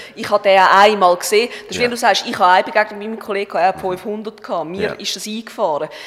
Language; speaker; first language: German; native; German